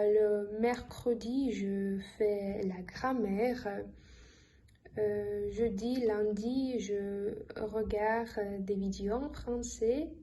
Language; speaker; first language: French; non-native, learner; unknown